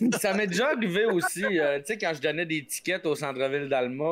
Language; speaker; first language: French; native; French